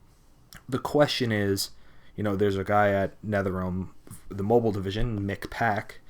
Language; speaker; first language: English; native; English